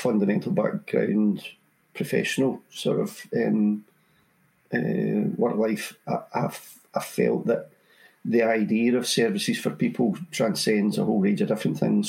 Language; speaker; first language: English; native; English